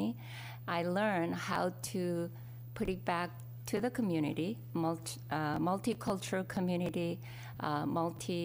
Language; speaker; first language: English; non-native, fluent; Korean